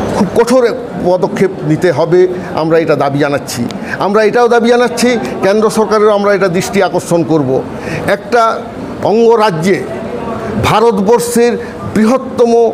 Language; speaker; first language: Bangla; non-native, local second language; Santali